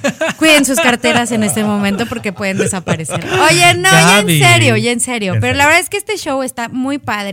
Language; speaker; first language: Spanish; native; Spanish